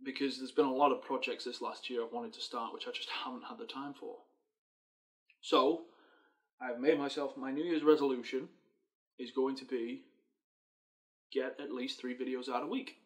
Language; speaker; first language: English; native; English